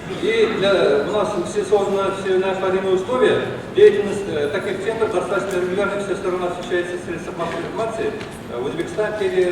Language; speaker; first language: Russian; non-native, local second language; Kara-Kalpak